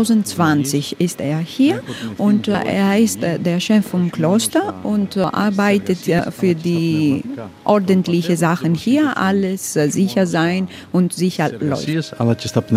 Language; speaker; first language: German; non-native, learner; Greek